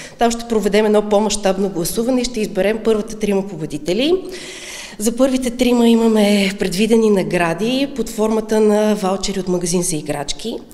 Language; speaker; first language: Bulgarian; native; Bulgarian